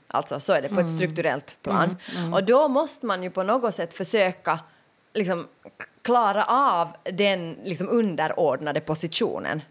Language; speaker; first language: Swedish; native; Swedish